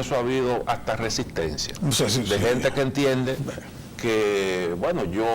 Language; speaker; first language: Spanish; native; Spanish